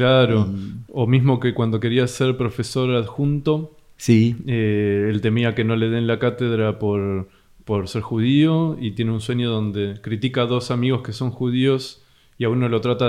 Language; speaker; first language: Spanish; native; Spanish